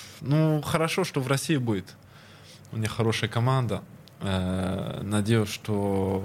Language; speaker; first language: Russian; early bilingual, heritage; Russian